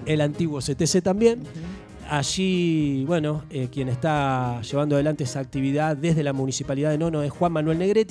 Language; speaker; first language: Spanish; native; Spanish